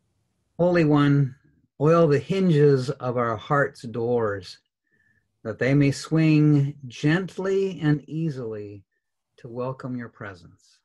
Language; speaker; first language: English; native; English